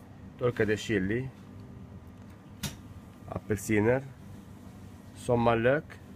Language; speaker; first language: Swedish; non-native, learner; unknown